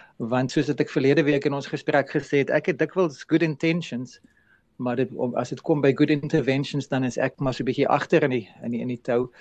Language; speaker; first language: Afrikaans; native; Afrikaans